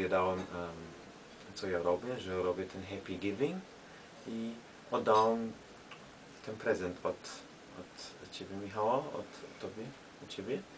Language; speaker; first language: Polish; non-native, learner; German